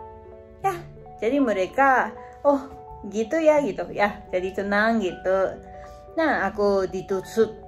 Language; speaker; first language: Indonesian; non-native, learner; Japanese